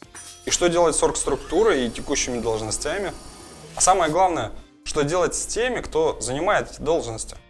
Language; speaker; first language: Russian; native; Russian